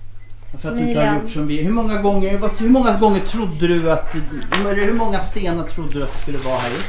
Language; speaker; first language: Swedish; native; Swedish